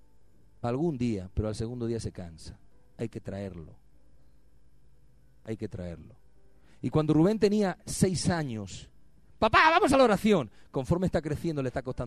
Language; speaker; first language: Spanish; native; Spanish